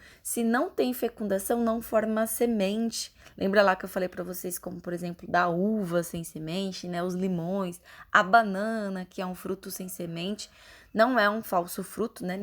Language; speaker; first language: Portuguese; native; Portuguese